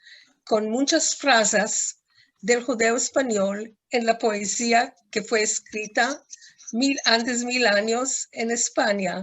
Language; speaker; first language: Spanish; non-native, fluent; Hebrew